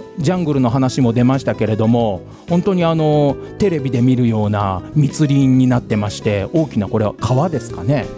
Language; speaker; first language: Japanese; native; Japanese